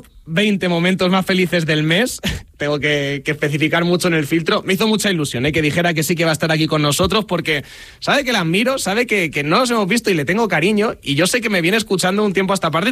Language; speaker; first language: Spanish; native; Spanish